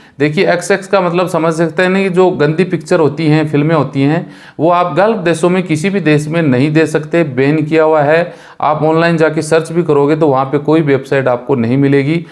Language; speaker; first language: Hindi; native; Hindi